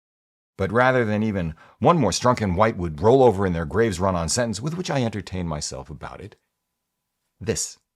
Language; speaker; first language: English; native; English